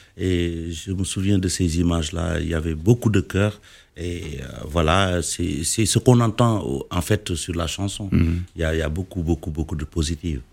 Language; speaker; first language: French; non-native, local second language; Wolof